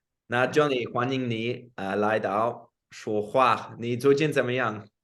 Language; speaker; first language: Chinese; non-native, fluent; English